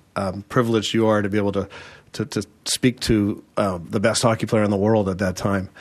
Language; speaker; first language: English; early bilingual, other home language; French